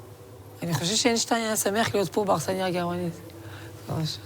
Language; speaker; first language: Hebrew; non-native, fluent; French